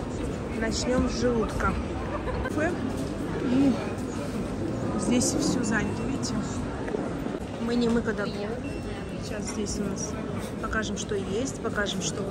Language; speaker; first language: Russian; native; Russian